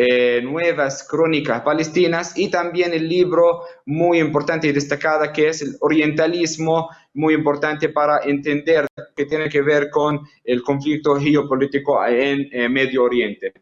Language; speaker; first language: Spanish; non-native, fluent; Arabic